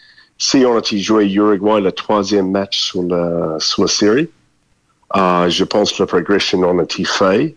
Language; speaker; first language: French; non-native, fluent; English